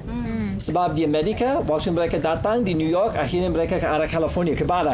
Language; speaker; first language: Indonesian; non-native, fluent; English